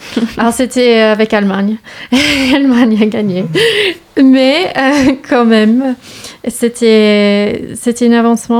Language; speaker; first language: French; non-native, learner; English